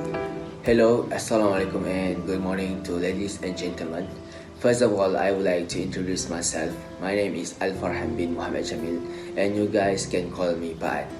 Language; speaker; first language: English; non-native, local second language; Malay